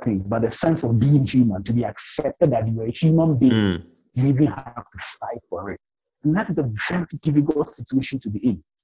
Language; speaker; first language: English; non-native, local second language; Akan